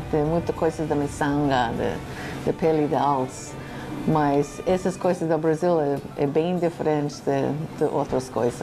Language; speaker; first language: Portuguese; non-native, learner; English